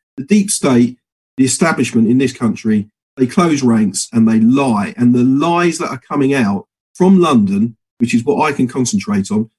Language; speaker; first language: English; native; English